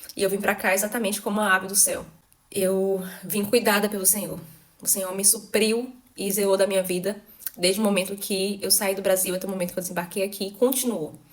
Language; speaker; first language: Portuguese; native; Portuguese